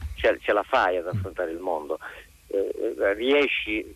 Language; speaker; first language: Italian; native; Italian